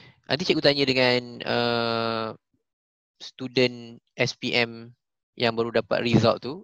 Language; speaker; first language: Malay; native; Malay